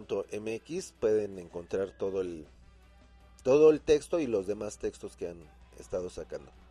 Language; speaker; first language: Spanish; native; Spanish